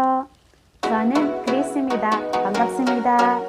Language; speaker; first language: Korean; non-native, learner; Filipino